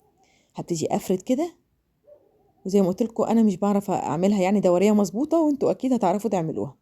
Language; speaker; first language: Arabic; native; Arabic